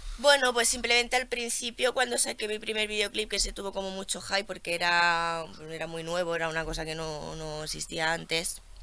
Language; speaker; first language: Spanish; early bilingual, other home language; French